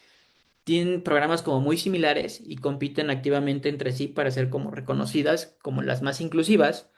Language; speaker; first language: Spanish; native; Spanish